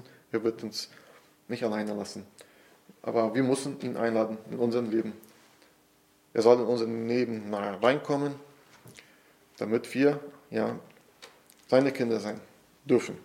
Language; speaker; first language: German; non-native, fluent; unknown